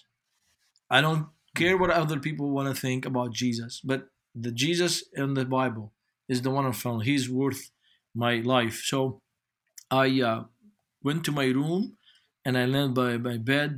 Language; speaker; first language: English; non-native, fluent; Arabic